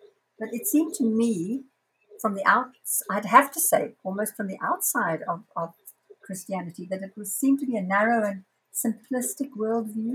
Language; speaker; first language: English; native; English